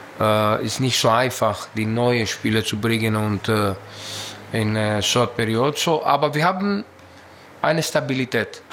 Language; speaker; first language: German; non-native, learner; Greek